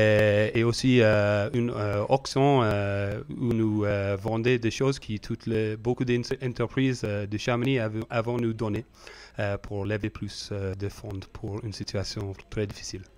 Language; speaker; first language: French; non-native, learner; English